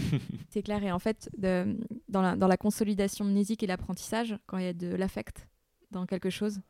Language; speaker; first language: French; native; French